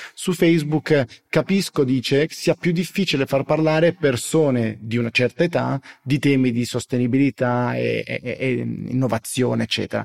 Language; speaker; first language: Italian; native; Italian